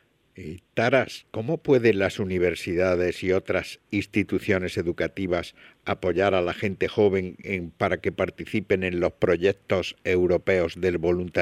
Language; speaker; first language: Spanish; native; Spanish